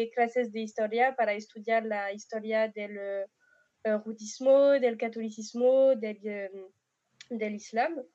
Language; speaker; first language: Spanish; non-native, fluent; French